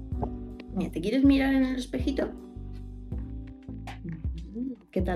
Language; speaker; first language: Spanish; native; Spanish